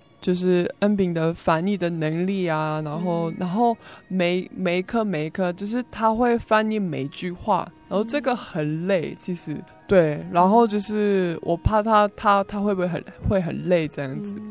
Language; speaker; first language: Chinese; non-native, learner; Korean